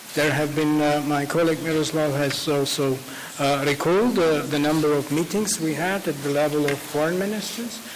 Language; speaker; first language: English; non-native, fluent; Armenian